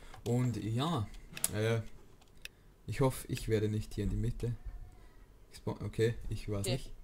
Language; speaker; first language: German; native; German